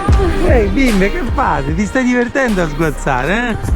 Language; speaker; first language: Italian; native; Italian